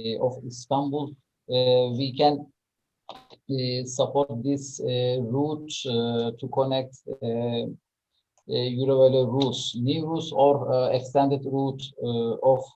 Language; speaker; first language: English; non-native, learner; Turkish